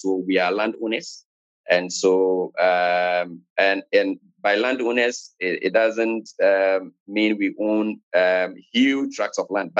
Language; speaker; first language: English; non-native, local second language; Akan